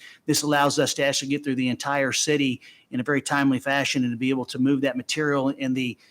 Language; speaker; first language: English; native; English